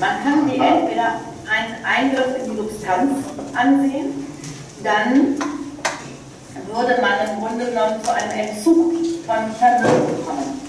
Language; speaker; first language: German; native; German